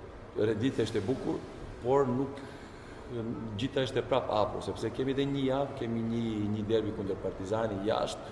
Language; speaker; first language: Albanian; non-native, learner; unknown